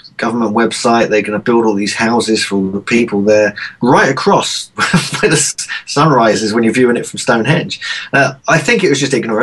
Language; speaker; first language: English; native; English